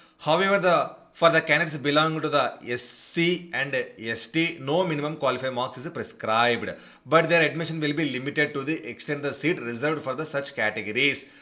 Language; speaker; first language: English; non-native, local second language; Telugu